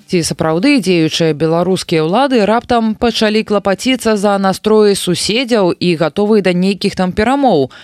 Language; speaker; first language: Belarusian; native; Belarusian